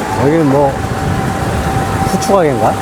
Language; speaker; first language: Korean; native; Korean